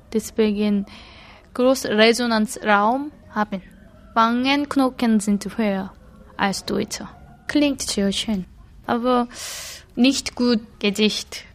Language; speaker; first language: German; non-native, learner; Korean